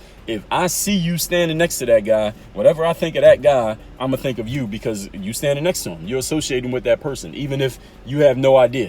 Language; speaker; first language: English; native; English